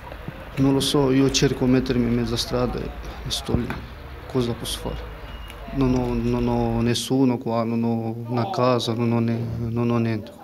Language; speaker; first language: Italian; non-native, learner; Romanian